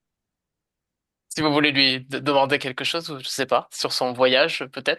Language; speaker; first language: French; native; French